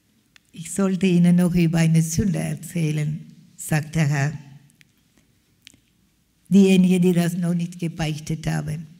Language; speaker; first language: German; non-native, fluent; Malayalam